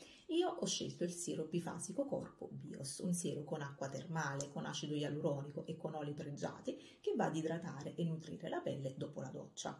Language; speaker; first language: Italian; native; Italian